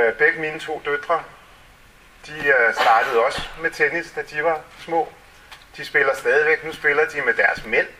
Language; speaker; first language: Danish; early bilingual, other home language; English